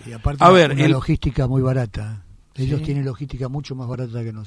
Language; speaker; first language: Spanish; native; Spanish